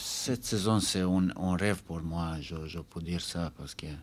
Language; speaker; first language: French; non-native, fluent; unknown